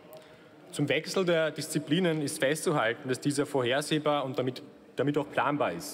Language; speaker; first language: German; native; German